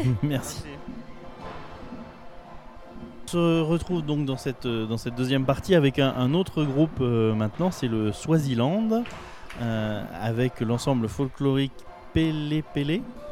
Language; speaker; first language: French; native; French